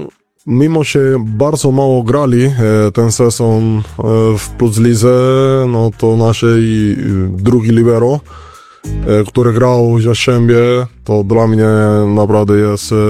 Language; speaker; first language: Polish; non-native, fluent; Spanish